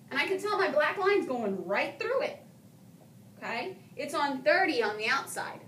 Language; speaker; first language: English; native; English